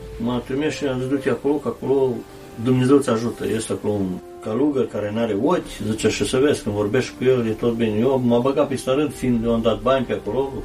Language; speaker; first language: Romanian; early bilingual, heritage; Romanian